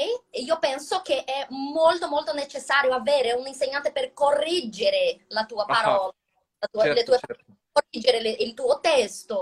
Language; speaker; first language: Italian; non-native, learner; Portuguese